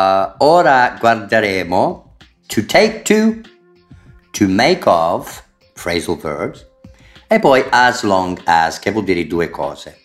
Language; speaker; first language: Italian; non-native, fluent; English